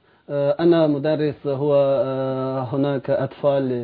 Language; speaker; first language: Arabic; non-native, learner; Chinese